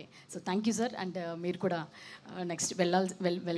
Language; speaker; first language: Telugu; native; Telugu